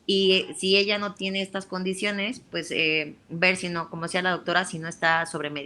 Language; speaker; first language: Spanish; native; Spanish